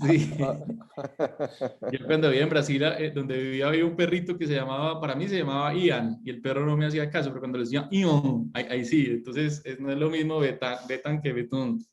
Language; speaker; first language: Spanish; native; Spanish